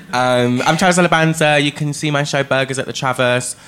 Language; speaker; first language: English; early bilingual, other home language; Filipino